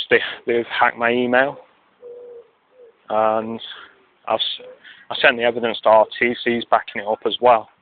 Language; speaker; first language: English; native; English